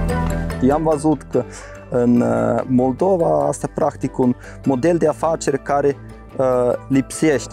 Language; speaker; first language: Romanian; non-native, fluent; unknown